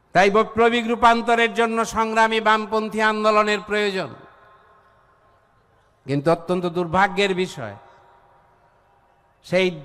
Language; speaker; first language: Bangla; native; Bangla